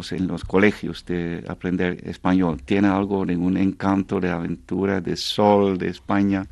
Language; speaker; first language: Spanish; non-native, fluent; Dutch